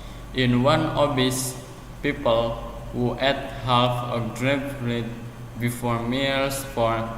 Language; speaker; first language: English; non-native, learner; Indonesian